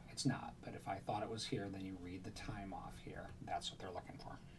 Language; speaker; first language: English; native; English